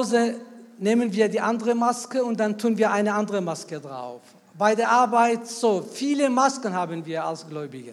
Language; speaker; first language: German; non-native, fluent; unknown